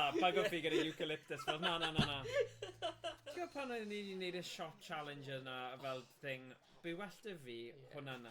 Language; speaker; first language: Welsh; native; Welsh